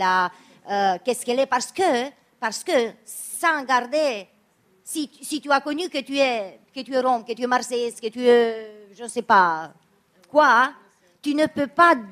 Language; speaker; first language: French; non-native, fluent; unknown